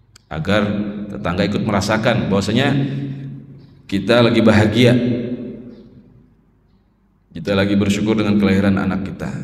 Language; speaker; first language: Indonesian; native; Indonesian